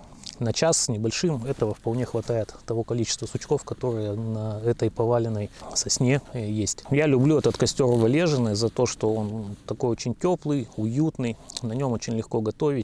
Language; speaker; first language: Russian; native; Russian